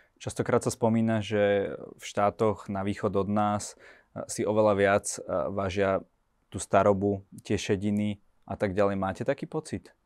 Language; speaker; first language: Slovak; native; Slovak